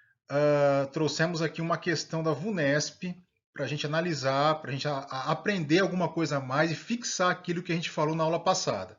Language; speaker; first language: Portuguese; native; Portuguese